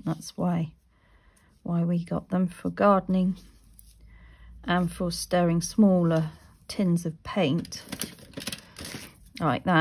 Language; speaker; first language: English; native; English